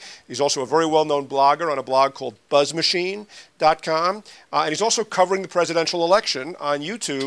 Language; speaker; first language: English; native; English